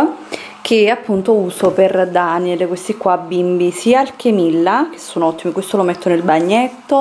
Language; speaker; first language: Italian; native; Italian